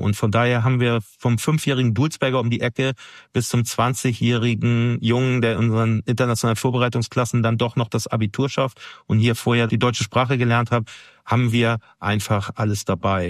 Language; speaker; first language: German; native; German